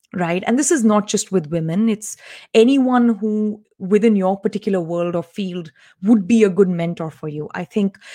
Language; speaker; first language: English; non-native, local second language; Tamil